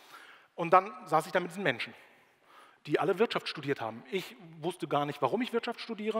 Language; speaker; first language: German; native; German